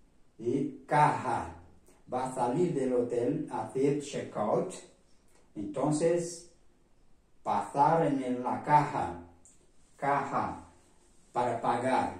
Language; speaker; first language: Spanish; non-native, fluent; Portuguese